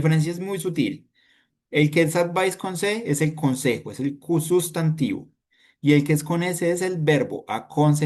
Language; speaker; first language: Spanish; native; Spanish